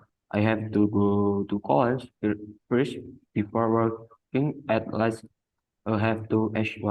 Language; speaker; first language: English; non-native, learner; Indonesian